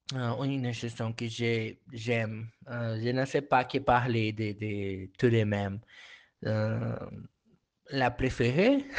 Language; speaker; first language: French; non-native, learner; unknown